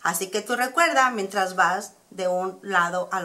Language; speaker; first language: Spanish; early bilingual, heritage; Spanish